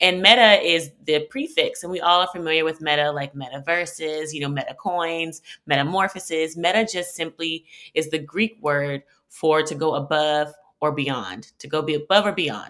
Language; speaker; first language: English; native; English